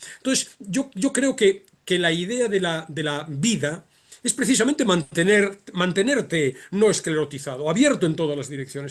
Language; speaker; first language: Spanish; native; Spanish